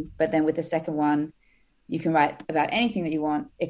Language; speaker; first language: English; native; English